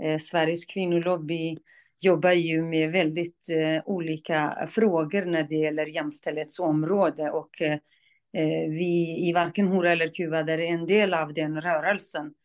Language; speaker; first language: Swedish; non-native, fluent; Central Kurdish